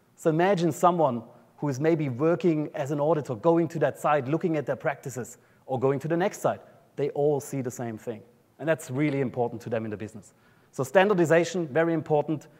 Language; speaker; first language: English; non-native, fluent; German